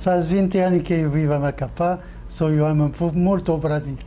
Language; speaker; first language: Portuguese; non-native, fluent; French